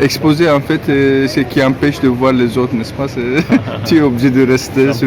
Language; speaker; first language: French; non-native, fluent; Turkish